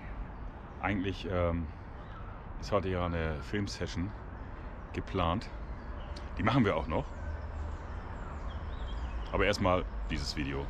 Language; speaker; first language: German; native; German